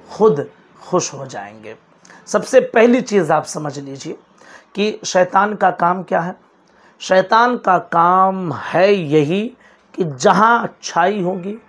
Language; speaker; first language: Urdu; native; Urdu